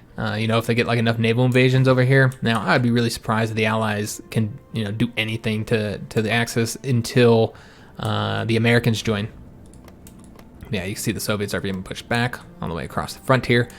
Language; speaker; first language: English; native; English